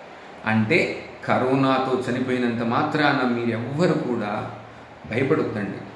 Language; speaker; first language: Telugu; native; Telugu